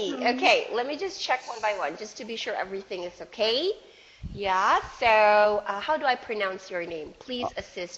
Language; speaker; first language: English; non-native, fluent; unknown